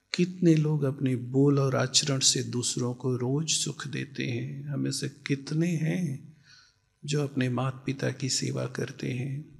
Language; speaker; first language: Hindi; native; Hindi